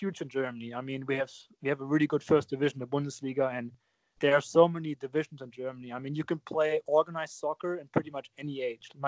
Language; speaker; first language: English; non-native, fluent; German